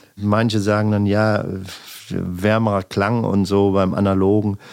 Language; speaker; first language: German; native; German